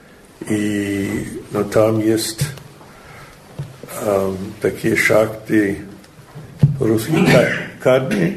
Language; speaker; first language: Russian; non-native, learner; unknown